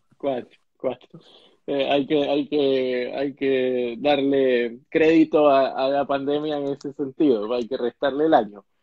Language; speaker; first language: Spanish; native; Spanish